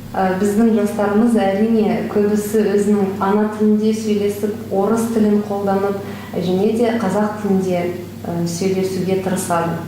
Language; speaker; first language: Kazakh; non-native, local second language; Russian